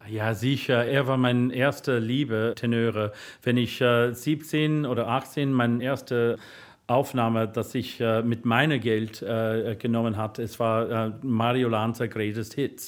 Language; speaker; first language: German; non-native, fluent; English